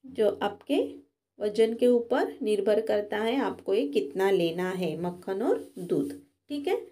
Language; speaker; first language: Hindi; non-native, local second language; Marathi